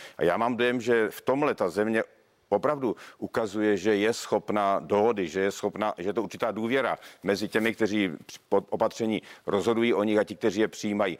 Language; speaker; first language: Czech; native; Czech